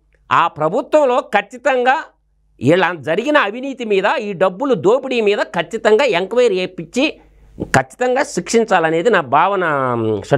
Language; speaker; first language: Telugu; native; Telugu